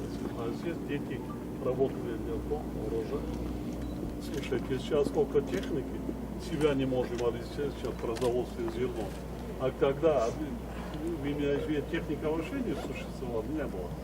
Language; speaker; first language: Russian; non-native, local second language; Tajik